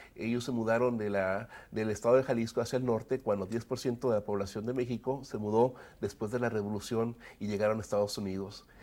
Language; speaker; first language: Spanish; early bilingual, other home language; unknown